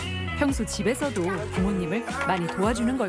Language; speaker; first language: Korean; native; Korean